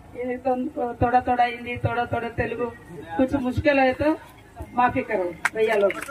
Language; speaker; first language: Hindi; non-native, local second language; Telugu